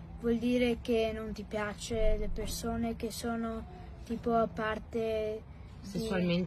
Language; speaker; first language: Italian; early bilingual, heritage; Italian